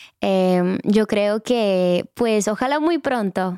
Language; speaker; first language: Spanish; early bilingual, heritage; Spanish